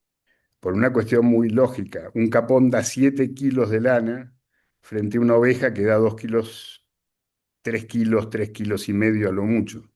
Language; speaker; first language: Spanish; native; Spanish